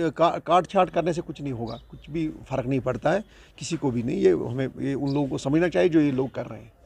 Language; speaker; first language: Hindi; non-native, local second language; Kashmiri